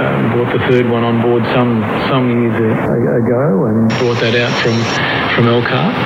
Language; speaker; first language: English; native; English